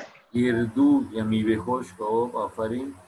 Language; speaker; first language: Persian; non-native, fluent; Urdu